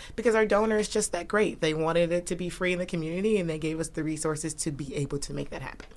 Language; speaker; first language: English; native; English